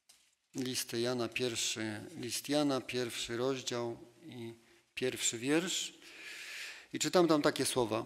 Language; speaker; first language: Polish; native; Polish